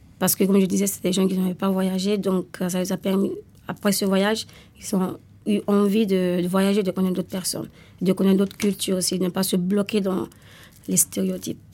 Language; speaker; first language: French; non-native, fluent; Italian